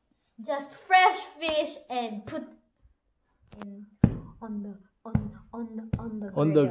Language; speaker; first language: English; non-native, local second language; Cebuano